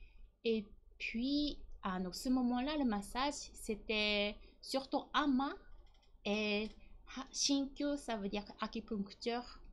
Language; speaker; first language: French; non-native, learner; Japanese